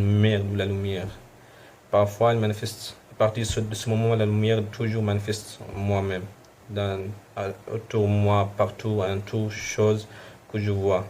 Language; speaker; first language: French; non-native, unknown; Arabic